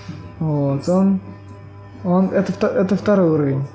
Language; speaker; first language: Russian; native; Russian